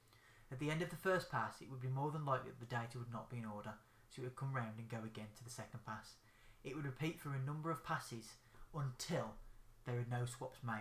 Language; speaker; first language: English; native; English